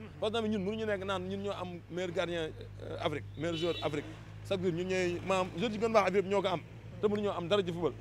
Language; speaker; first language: Wolof; native; Wolof